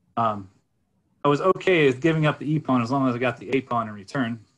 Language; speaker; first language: English; native; English